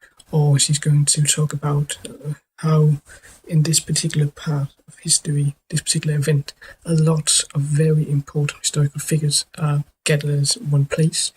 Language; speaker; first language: English; non-native, fluent; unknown